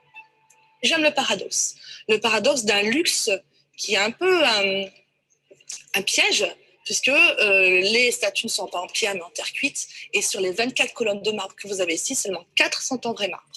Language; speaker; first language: French; native; French